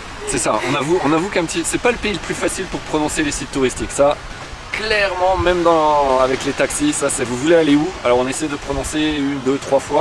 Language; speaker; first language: French; native; French